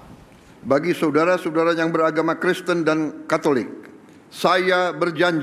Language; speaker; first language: Indonesian; native; Indonesian